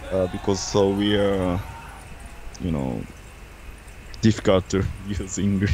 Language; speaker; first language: English; non-native, learner; Japanese